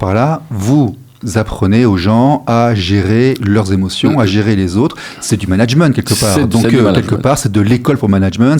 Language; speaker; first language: French; native; French